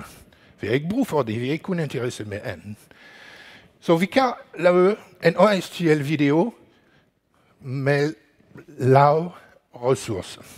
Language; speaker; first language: Danish; non-native, learner; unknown